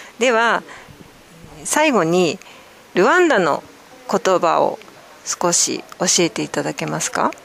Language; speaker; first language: Japanese; native; Japanese